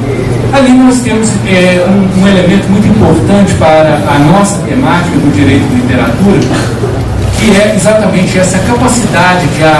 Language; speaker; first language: Portuguese; native; Portuguese